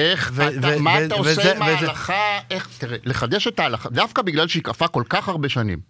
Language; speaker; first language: Hebrew; native; Hebrew